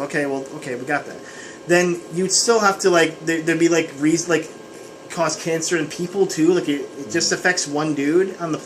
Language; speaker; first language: English; native; English